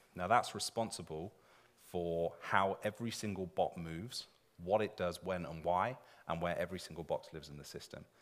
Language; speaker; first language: English; native; English